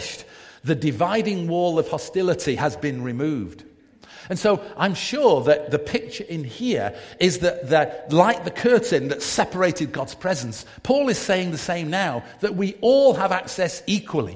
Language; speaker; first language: English; native; English